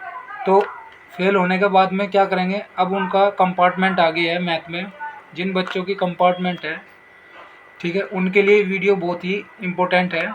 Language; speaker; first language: Hindi; native; Hindi